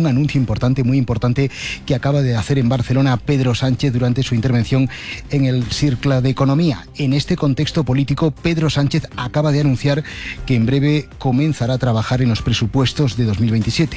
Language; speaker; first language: Spanish; native; Spanish